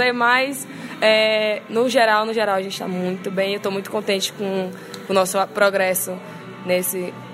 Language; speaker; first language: Portuguese; native; Portuguese